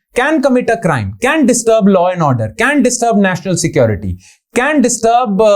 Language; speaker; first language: English; non-native, local second language; Punjabi